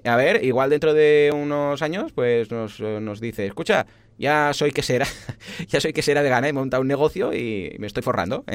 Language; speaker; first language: Spanish; native; Spanish